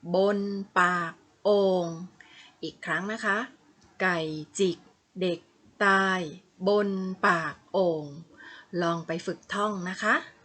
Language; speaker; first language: Thai; native; Thai